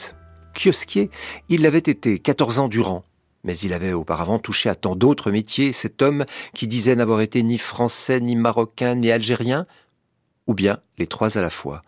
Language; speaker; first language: French; native; French